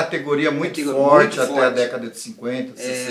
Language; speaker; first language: Portuguese; native; Portuguese